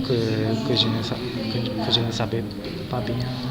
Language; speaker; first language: French; non-native, fluent; Japanese